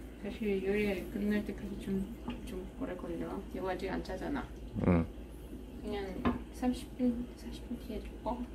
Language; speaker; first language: Korean; non-native, fluent; Russian